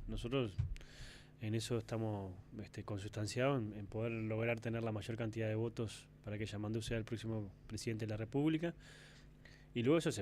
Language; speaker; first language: Spanish; native; Spanish